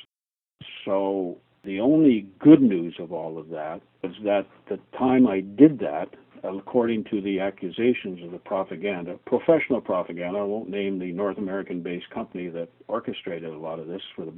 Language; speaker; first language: English; native; English